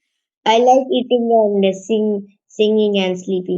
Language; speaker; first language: English; non-native, learner; Hindi